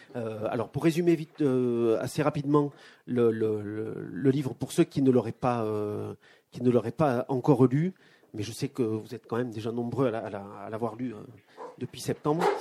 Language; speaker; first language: French; native; French